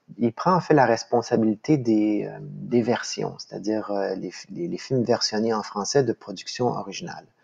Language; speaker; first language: French; native; French